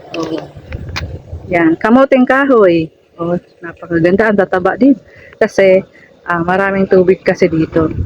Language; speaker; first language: Filipino; non-native, local second language; Bikol